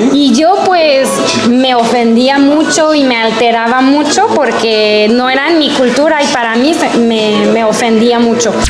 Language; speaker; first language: Spanish; non-native, fluent; French